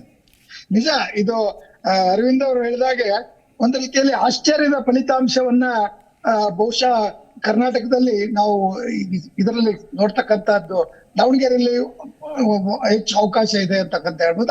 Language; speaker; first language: Kannada; native; Kannada